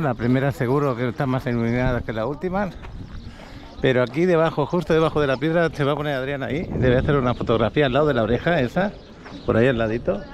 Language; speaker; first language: Spanish; native; Spanish